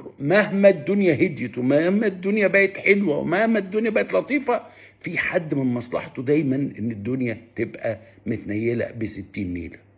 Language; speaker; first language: Arabic; native; Arabic